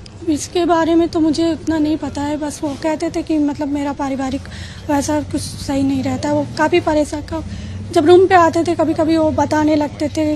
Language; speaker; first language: Hindi; native; Hindi